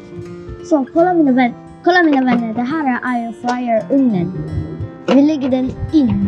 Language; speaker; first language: Swedish; non-native, learner; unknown